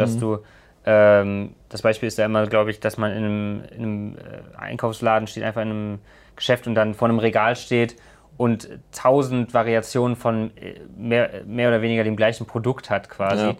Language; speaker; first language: German; native; German